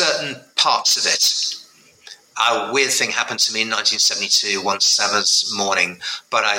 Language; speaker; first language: English; native; English